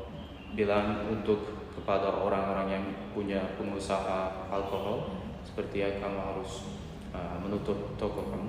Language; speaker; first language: Indonesian; non-native, learner; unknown